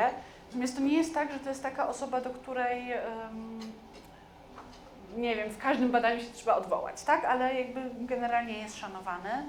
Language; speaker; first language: Polish; native; Polish